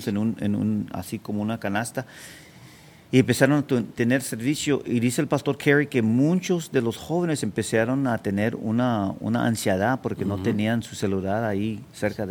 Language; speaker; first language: Spanish; early bilingual, heritage; Spanish